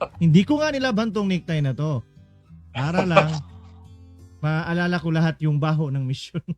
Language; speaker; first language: Filipino; native; Filipino